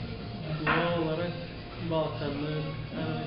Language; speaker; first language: Turkish; non-native, local second language; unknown